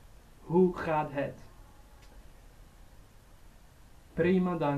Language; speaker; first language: Dutch; non-native, learner; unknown